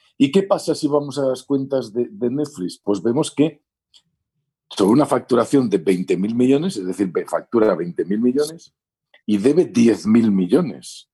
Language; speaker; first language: Spanish; native; Spanish